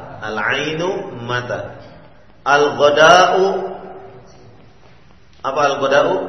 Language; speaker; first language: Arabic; non-native, fluent; Indonesian